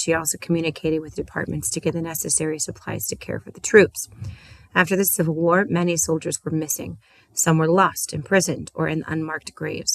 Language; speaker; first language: English; native; English